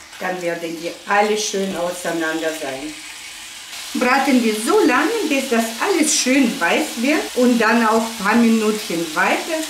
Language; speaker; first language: German; non-native, fluent; Russian